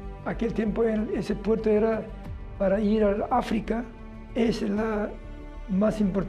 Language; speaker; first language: Spanish; non-native, learner; Korean